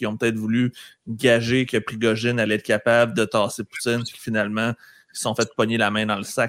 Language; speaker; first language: French; native; French